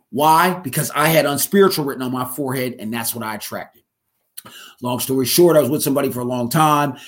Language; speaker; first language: English; native; English